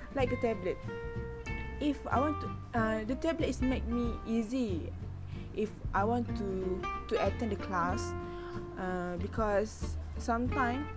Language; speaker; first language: English; non-native, learner; Malay